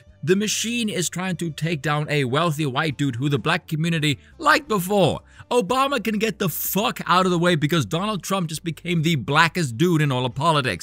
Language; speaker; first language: English; native; English